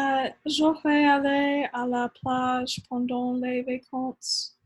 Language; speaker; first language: French; non-native, learner; English